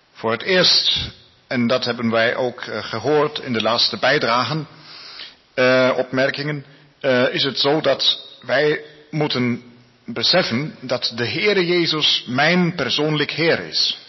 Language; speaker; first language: Dutch; non-native, learner; Spanish